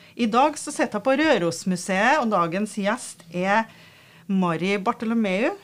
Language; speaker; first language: Norwegian; native; Norwegian